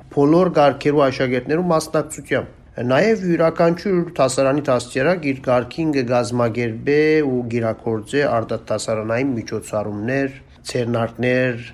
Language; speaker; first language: Armenian; native; Armenian